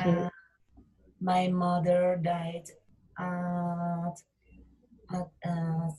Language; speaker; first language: English; non-native, learner; Spanish